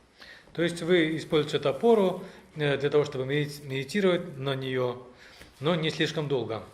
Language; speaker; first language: Russian; native; Russian